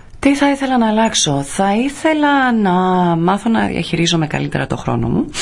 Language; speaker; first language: Greek; early bilingual, other home language; English